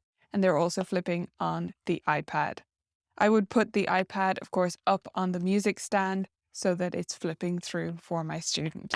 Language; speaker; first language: English; native; English